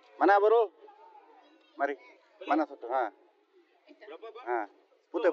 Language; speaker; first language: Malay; non-native, learner; Bangla